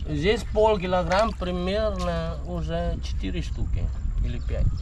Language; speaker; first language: Russian; non-native, fluent; Khmer